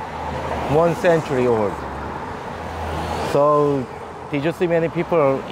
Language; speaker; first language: English; non-native, learner; Korean